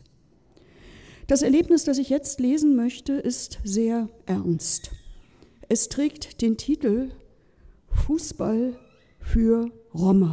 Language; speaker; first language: German; native; German